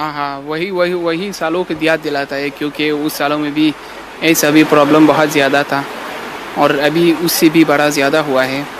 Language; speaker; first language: Hindi; non-native, learner; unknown